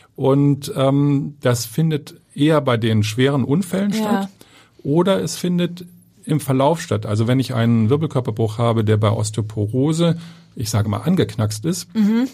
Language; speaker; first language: German; native; German